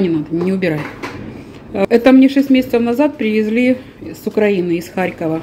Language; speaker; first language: Russian; native; Russian